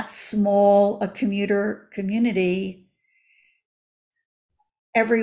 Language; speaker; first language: English; native; English